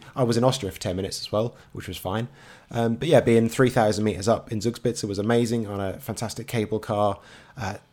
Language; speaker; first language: English; native; English